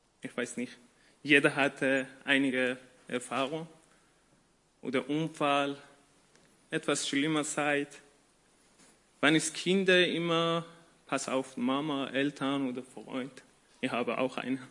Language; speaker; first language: German; non-native, learner; Persian